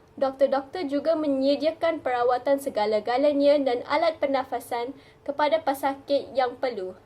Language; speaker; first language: Malay; non-native, local second language; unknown